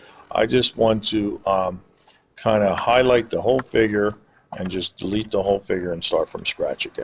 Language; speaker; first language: English; native; English